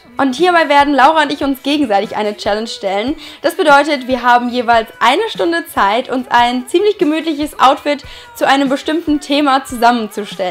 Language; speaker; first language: German; native; German